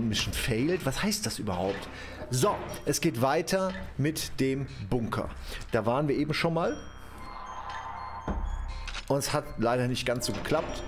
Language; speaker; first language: German; native; German